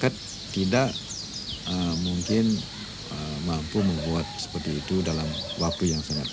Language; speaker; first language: Indonesian; native; Indonesian